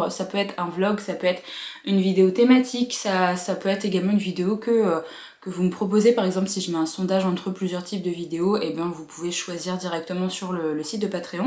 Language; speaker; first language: French; native; French